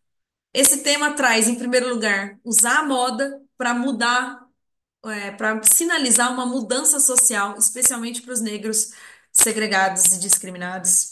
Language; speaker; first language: Portuguese; native; Portuguese